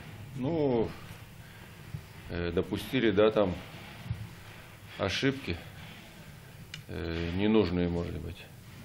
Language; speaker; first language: Russian; native; Russian